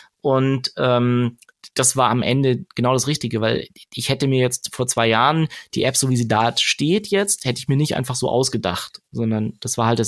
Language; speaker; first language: German; native; German